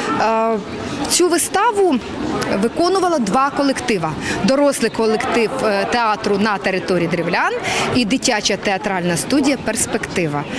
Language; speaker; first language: Ukrainian; native; Ukrainian